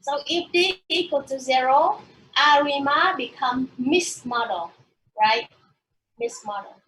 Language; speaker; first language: English; non-native, learner; Vietnamese